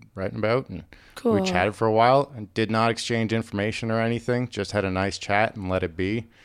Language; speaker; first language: English; native; English